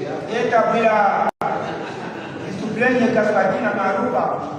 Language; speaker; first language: Russian; non-native, fluent; Comorian